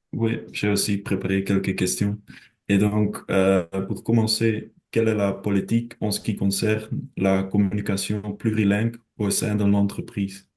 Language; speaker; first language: French; non-native, local second language; Dutch